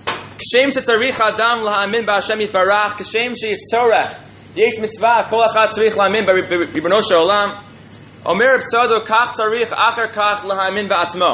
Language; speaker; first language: Hebrew; non-native, fluent; English